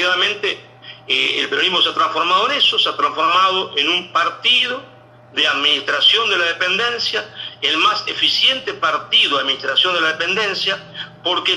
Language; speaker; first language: Spanish; native; Spanish